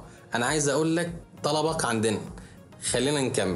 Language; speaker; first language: Arabic; native; Arabic